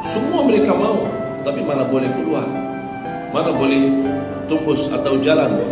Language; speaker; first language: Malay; non-native, fluent; Arabic